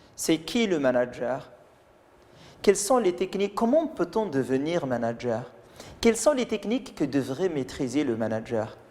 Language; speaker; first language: French; non-native, local second language; Arabic